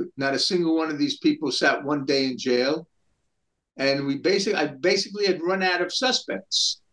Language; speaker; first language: English; native; English